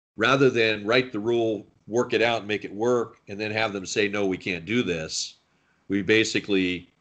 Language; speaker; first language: English; native; English